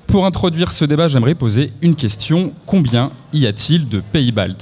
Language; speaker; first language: French; native; French